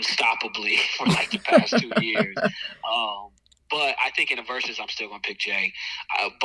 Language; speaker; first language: English; native; English